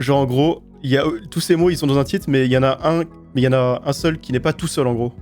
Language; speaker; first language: French; native; French